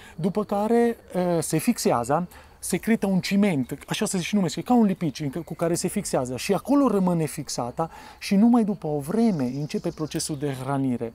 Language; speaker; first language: Romanian; non-native, fluent; Italian